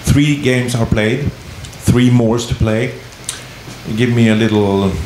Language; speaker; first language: English; non-native, fluent; Swedish